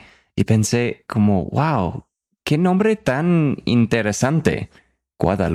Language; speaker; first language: Spanish; non-native, fluent; English